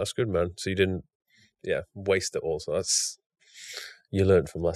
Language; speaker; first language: English; native; English